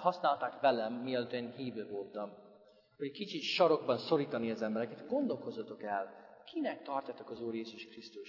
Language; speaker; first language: Hungarian; non-native, fluent; English